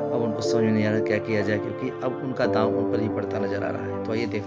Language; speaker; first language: Hindi; native; Hindi